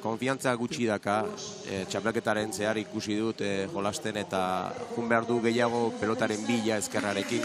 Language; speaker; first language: Basque; native; Basque